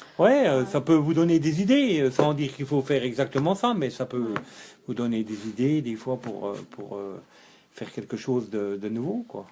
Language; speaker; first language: French; native; French